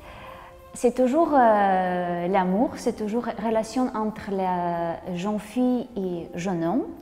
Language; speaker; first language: French; non-native, learner; Russian